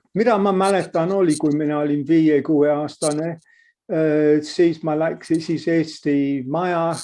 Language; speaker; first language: Estonian; early bilingual, heritage; Estonian